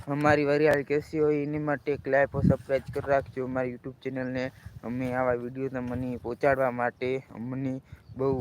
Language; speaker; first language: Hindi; non-native, local second language; Gujarati